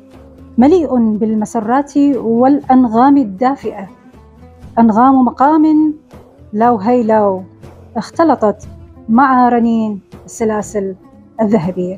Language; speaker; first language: Arabic; non-native, local second language; Kurdish